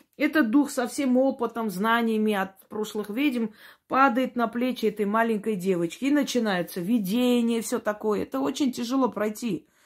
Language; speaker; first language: Russian; non-native, local second language; Armenian